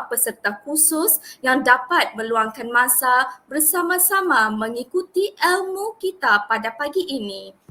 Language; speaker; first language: Malay; native; Malay